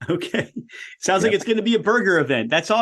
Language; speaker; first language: English; native; English